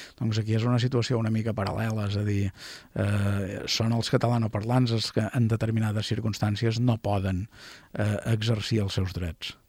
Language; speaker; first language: Catalan; native; Catalan